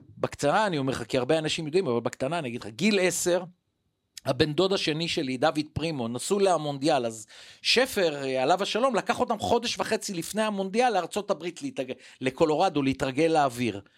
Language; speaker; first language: Hebrew; non-native, local second language; Arabic